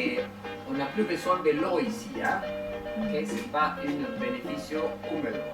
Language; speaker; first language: French; non-native, fluent; Spanish